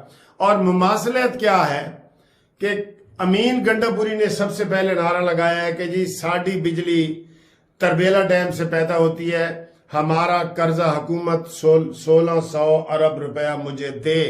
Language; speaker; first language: Hindi; non-native, local second language; Punjabi